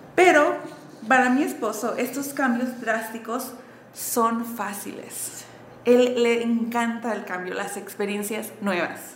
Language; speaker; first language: Spanish; early bilingual, heritage; Spanish